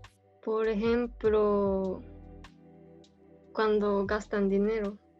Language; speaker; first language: Spanish; non-native, fluent; Japanese